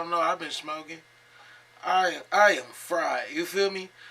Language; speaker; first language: English; native; English